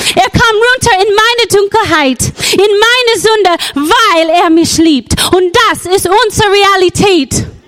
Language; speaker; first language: German; non-native, fluent; English